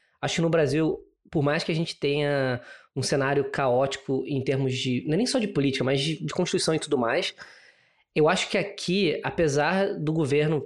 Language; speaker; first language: Portuguese; native; Portuguese